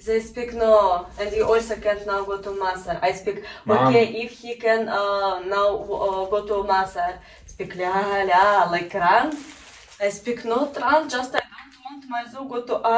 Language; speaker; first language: English; non-native, learner; Russian